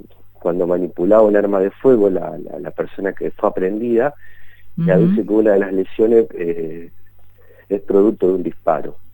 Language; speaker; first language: Spanish; native; Spanish